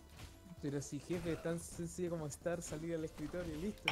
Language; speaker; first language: Spanish; native; Spanish